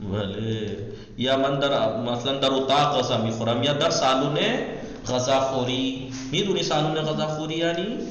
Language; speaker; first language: Persian; non-native, fluent; Urdu